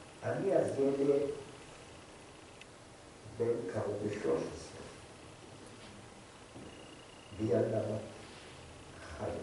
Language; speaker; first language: Hebrew; non-native, fluent; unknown